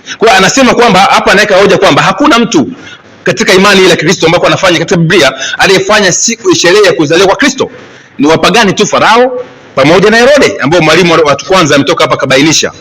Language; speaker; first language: Swahili; native; Swahili